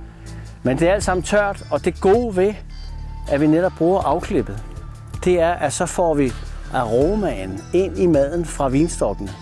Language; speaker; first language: Danish; native; Danish